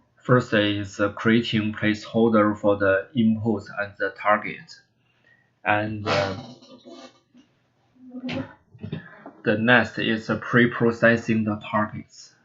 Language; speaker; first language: English; non-native, learner; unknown